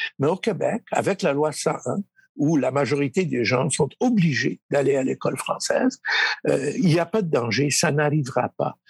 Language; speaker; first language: French; early bilingual, other home language; Polish